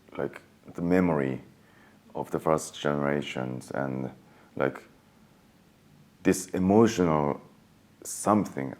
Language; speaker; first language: English; non-native, fluent; Japanese